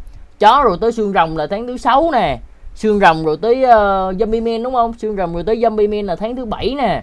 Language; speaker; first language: Vietnamese; native; Vietnamese